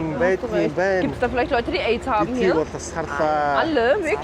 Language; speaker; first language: German; non-native, fluent; Mongolian